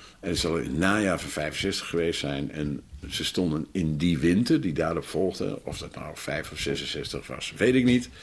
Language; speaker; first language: Dutch; native; Dutch